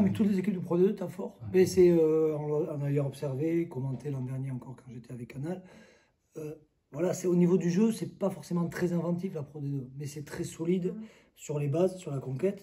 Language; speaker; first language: French; native; French